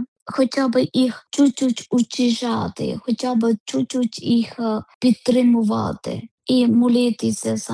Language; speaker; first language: Ukrainian; non-native, learner; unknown